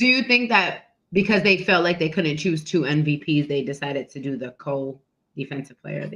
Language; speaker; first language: English; native; English